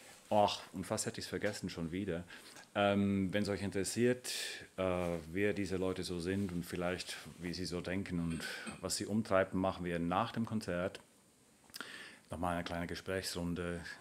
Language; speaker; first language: German; native; German